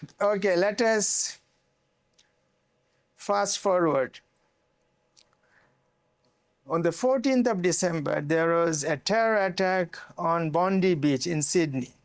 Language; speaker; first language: English; non-native, local second language; Bangla